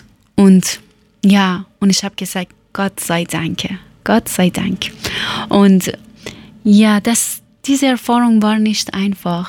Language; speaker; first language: German; non-native, learner; Persian